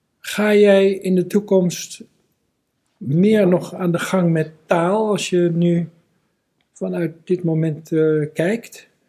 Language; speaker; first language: Dutch; native; Dutch